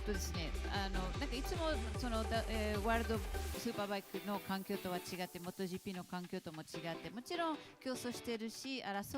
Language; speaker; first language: Japanese; native; Japanese